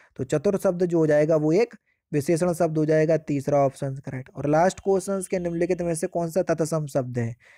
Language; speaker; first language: Hindi; native; Hindi